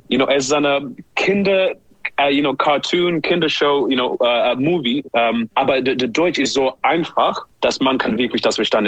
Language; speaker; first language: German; non-native, learner; English